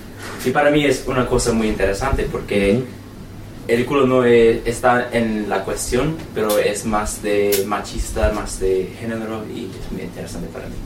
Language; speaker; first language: Spanish; non-native, learner; English